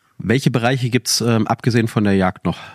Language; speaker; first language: German; native; German